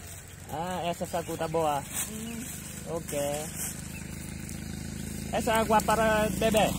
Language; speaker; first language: Portuguese; non-native, learner; Vietnamese